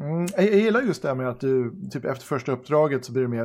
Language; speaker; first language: Swedish; native; Swedish